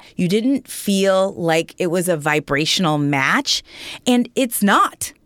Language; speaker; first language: English; native; English